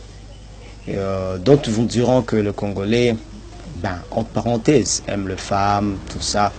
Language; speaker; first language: French; non-native, local second language; Swahili